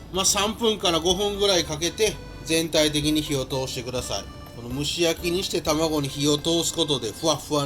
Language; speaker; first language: Japanese; native; Japanese